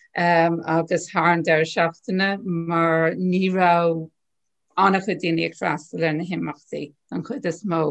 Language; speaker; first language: Irish; non-native, local second language; English